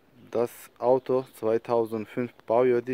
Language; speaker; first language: German; non-native, learner; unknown